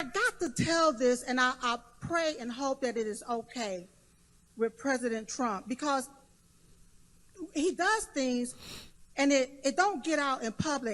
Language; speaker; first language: English; native; English